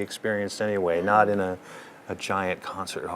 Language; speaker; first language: English; early bilingual, other home language; German